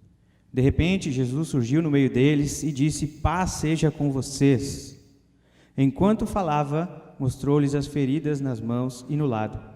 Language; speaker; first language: Portuguese; native; Portuguese